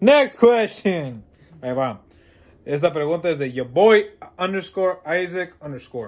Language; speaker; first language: Spanish; early bilingual, heritage; Spanish